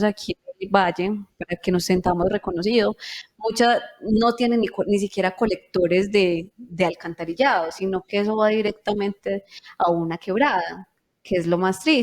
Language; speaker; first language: Spanish; native; Spanish